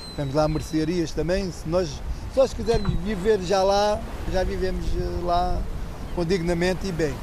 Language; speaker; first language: Portuguese; native; Portuguese